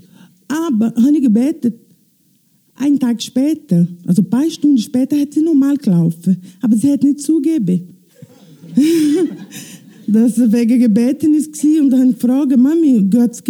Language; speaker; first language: German; non-native, learner; Italian